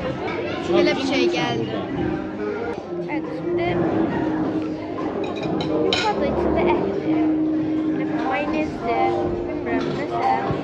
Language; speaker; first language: Turkish; non-native, local second language; Azerbaijani